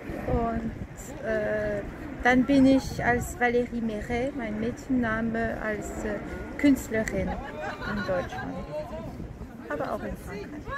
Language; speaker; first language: German; non-native, fluent; French